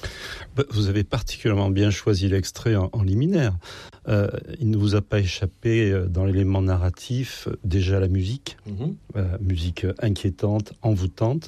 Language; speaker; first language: French; native; French